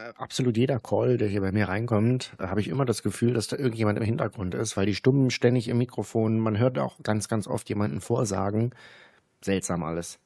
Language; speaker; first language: German; native; German